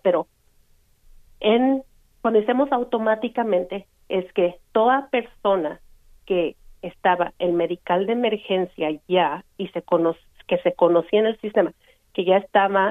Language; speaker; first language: Spanish; native; Spanish